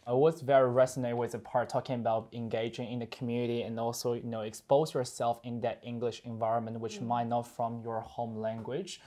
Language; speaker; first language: English; non-native, fluent; Chinese